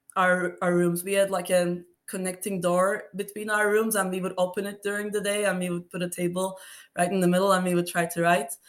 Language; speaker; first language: English; non-native, fluent; Turkish